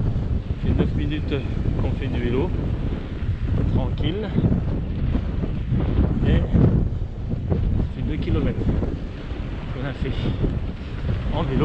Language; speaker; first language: French; native; French